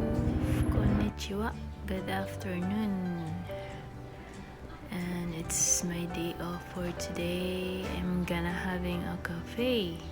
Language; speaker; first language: English; non-native, local second language; Cebuano